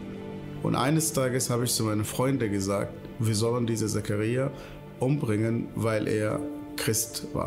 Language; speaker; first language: German; non-native, fluent; Arabic